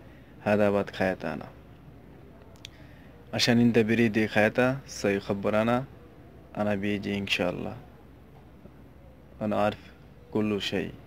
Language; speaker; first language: Arabic; non-native, learner; Bangla